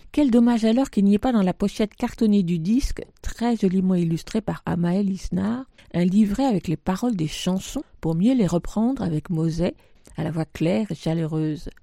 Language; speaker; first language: French; native; French